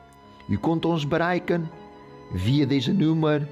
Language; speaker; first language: Dutch; non-native, local second language; Portuguese